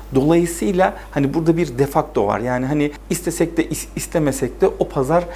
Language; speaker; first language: Turkish; native; Turkish